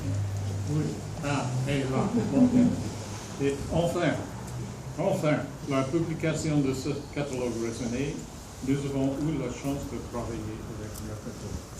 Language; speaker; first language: French; non-native, fluent; English